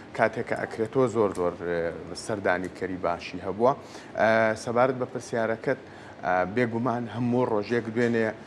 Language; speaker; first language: Central Kurdish; native; Central Kurdish